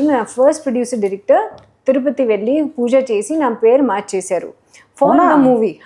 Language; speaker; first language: Telugu; non-native, learner; Hindi